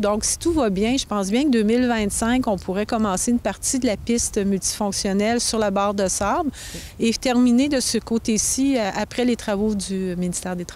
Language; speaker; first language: French; native; French